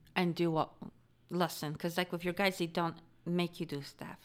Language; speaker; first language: English; non-native, fluent; Polish